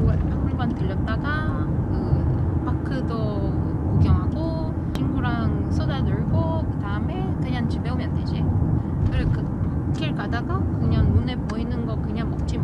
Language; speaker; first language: Korean; non-native, learner; Russian